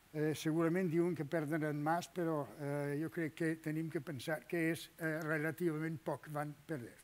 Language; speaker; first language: Catalan; non-native, fluent; Danish